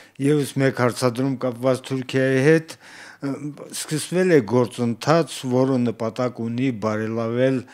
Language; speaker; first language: Armenian; native; Armenian